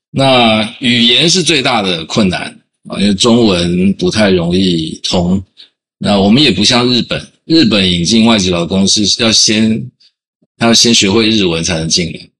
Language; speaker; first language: Chinese; native; Chinese